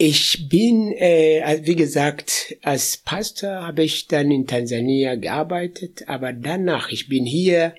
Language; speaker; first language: German; non-native, fluent; Swahili